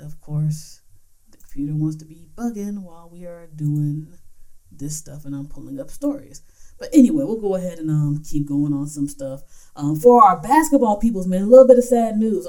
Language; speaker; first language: English; native; English